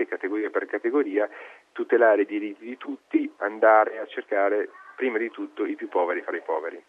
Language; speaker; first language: Italian; native; Italian